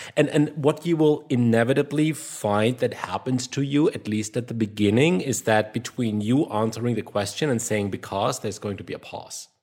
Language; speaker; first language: English; non-native, fluent; German